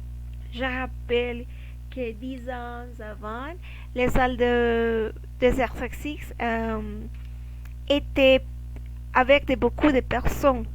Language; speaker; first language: French; non-native, learner; Spanish